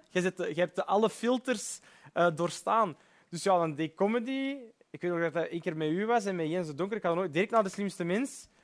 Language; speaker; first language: Dutch; early bilingual, other home language; Berber languages